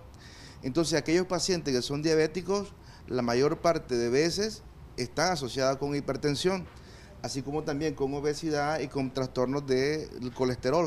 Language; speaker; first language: Spanish; native; Spanish